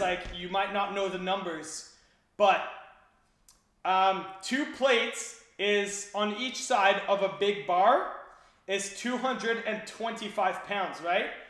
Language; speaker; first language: English; non-native, local second language; French